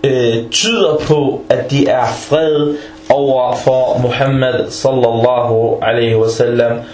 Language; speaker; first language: Danish; early bilingual, other home language; Arabic